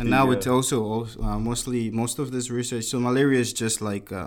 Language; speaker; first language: English; non-native, local second language; Akan